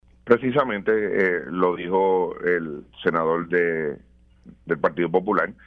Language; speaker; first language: Spanish; native; Spanish